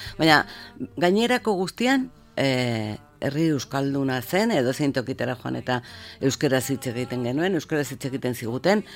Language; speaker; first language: Basque; native; Basque